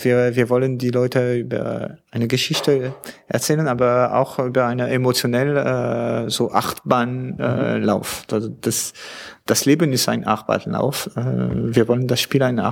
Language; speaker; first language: German; non-native, learner; French